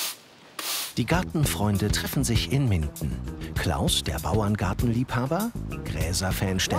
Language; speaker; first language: German; native; German